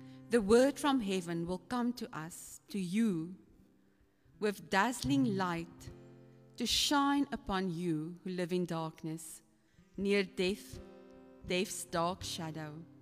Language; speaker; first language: English; non-native, local second language; Afrikaans